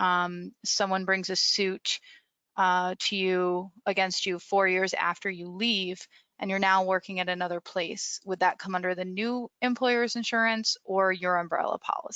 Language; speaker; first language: English; native; English